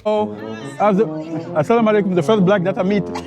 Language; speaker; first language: English; non-native, learner; French